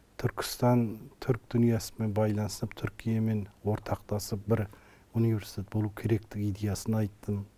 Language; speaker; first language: Kazakh; early bilingual, heritage; Kazakh